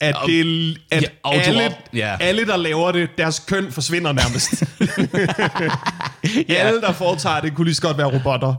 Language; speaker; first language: Danish; native; Danish